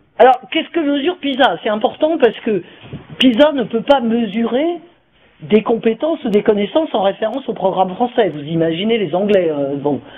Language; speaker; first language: French; native; French